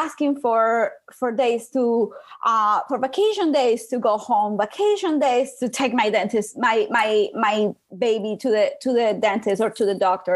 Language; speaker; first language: English; non-native, fluent; Spanish